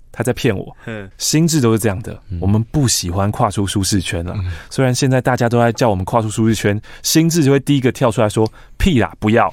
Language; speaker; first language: Chinese; native; Chinese